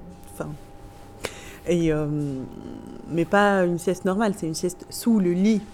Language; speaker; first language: French; non-native, local second language; Arabic